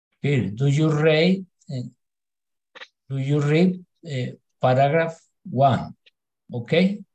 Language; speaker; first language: English; non-native, learner; Spanish